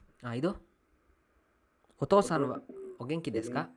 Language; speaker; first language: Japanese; non-native, fluent; Kannada